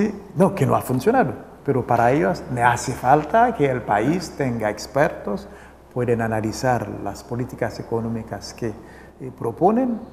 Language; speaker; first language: Spanish; non-native, local second language; Haitian Creole